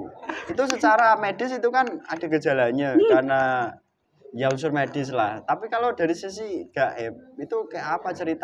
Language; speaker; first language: Indonesian; native; Indonesian